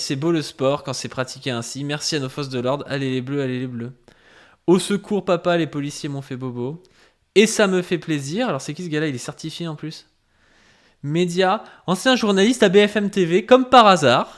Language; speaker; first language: French; native; French